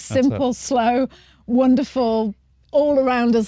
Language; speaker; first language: English; native; English